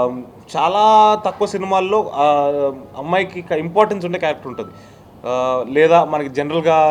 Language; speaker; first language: Telugu; native; Telugu